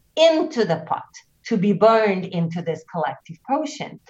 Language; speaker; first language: English; non-native, fluent; Portuguese